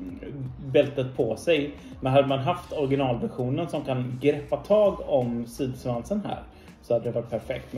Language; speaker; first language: Swedish; native; Swedish